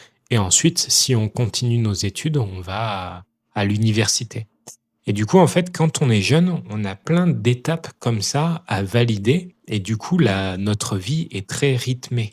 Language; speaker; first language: French; native; French